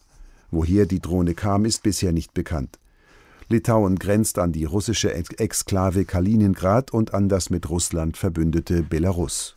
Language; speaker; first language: German; native; German